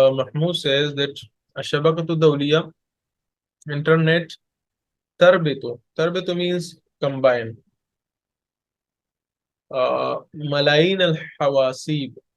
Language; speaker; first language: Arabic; non-native, fluent; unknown